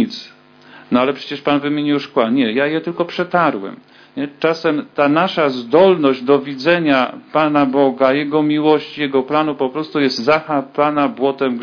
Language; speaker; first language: Polish; native; Polish